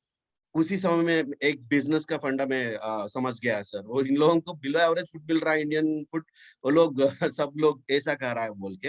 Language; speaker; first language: Hindi; non-native, local second language; Telugu